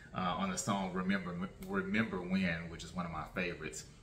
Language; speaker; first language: English; native; English